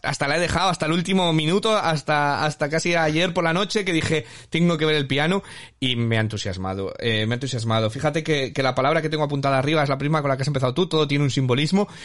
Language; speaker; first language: Spanish; native; Spanish